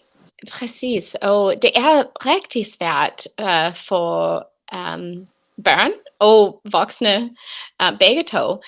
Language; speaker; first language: Danish; non-native, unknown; English